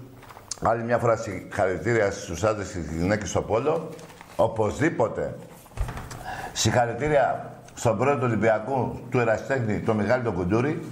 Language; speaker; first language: Greek; native; Greek